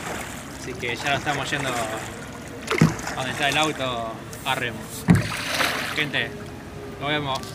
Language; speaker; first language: Spanish; native; Spanish